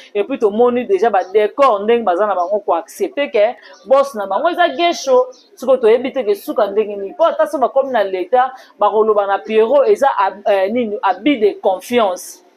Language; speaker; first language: Lingala; native; Lingala